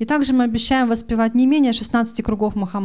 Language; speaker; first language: Russian; native; Russian